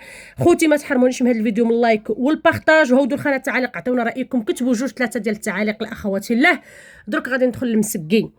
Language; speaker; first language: Arabic; native; Arabic